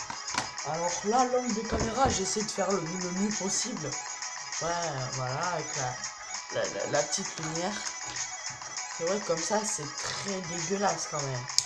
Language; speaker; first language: French; native; French